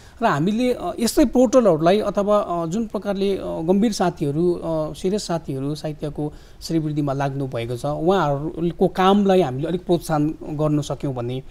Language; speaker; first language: Nepali; native; Nepali